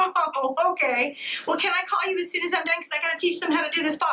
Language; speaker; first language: English; native; English